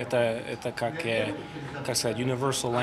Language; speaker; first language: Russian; early bilingual, heritage; English